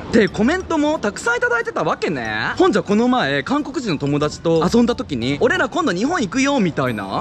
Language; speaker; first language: Japanese; non-native, fluent; Korean